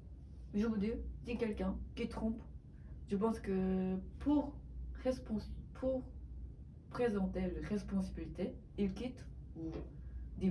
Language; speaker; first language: French; non-native, learner; Korean